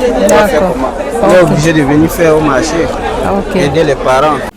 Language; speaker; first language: French; non-native, local second language; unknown